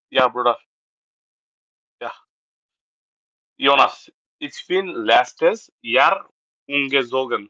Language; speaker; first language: German; non-native, learner; Bangla